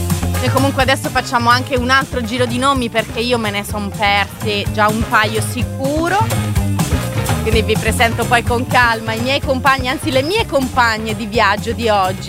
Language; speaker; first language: Italian; native; Italian